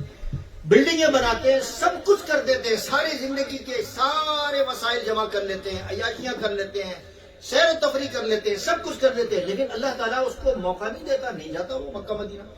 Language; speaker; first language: Urdu; native; Urdu